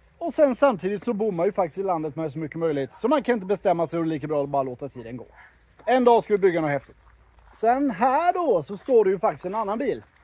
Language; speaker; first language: Swedish; native; Swedish